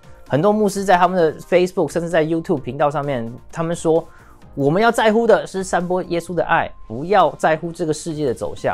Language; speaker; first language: Chinese; native; Chinese